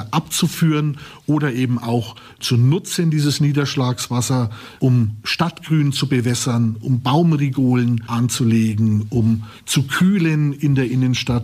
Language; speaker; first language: German; native; German